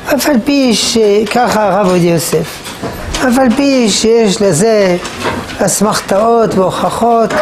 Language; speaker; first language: Hebrew; non-native, fluent; French